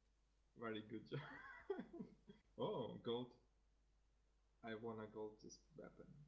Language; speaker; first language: English; non-native, learner; Russian